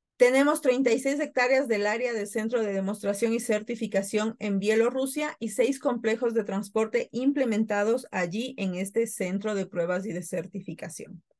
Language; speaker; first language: Spanish; native; Spanish